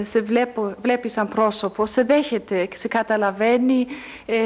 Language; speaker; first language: Greek; non-native, fluent; German